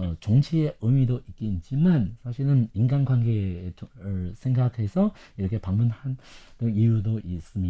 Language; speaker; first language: Korean; non-native, fluent; Chinese